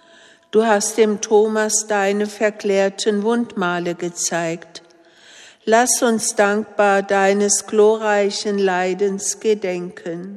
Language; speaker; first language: German; native; German